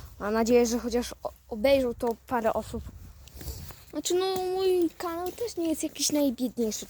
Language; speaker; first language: Polish; native; Polish